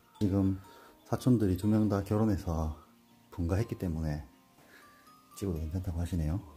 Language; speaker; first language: Korean; native; Korean